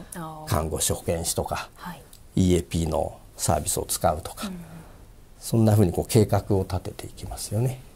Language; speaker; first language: Japanese; native; Japanese